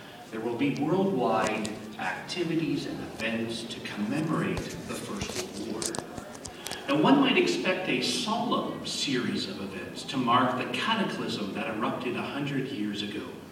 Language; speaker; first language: English; native; English